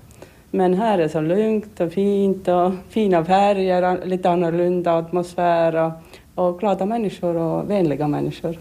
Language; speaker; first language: Swedish; non-native, learner; Finnish